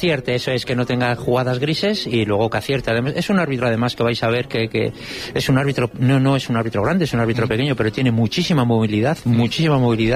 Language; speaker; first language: Spanish; native; Spanish